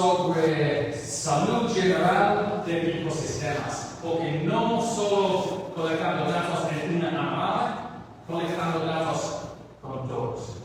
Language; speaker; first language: Spanish; non-native, learner; English